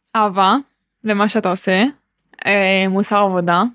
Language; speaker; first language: Hebrew; native; Hebrew